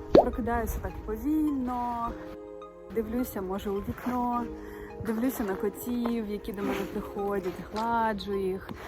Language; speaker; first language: Ukrainian; native; Ukrainian